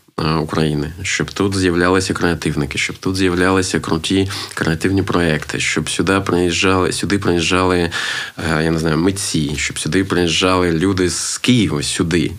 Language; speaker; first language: Ukrainian; non-native, local second language; Russian